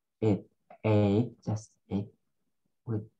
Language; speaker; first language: English; non-native, learner; Indonesian